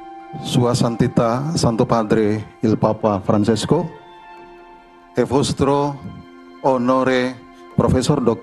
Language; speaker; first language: Italian; non-native, learner; Indonesian